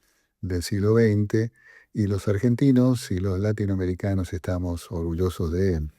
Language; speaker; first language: Spanish; native; Spanish